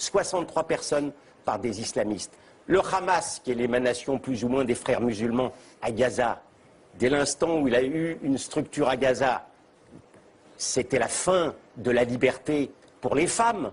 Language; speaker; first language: French; native; French